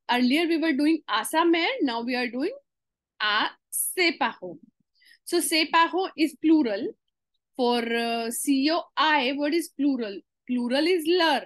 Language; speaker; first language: English; non-native, local second language; Hindi